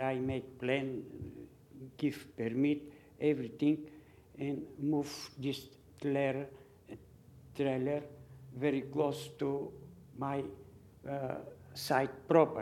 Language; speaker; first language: English; non-native, learner; Bulgarian